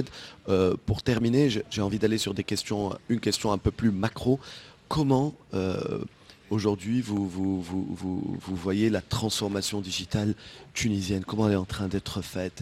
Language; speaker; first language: French; non-native, local second language; Arabic